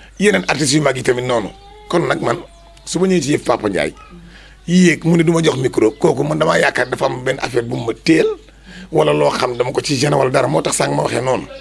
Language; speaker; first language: Wolof; native; Wolof